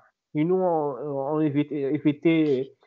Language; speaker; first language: French; non-native, local second language; Arabic